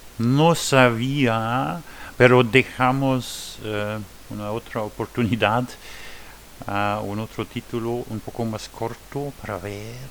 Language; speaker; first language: Spanish; non-native, learner; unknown